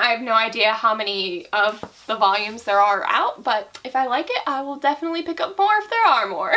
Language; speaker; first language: English; native; English